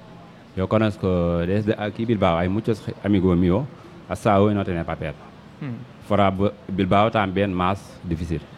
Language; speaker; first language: Spanish; non-native, learner; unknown